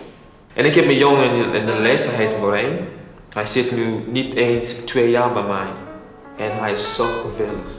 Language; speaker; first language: Dutch; non-native, fluent; English